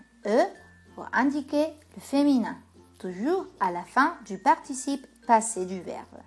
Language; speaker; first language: French; non-native, fluent; Spanish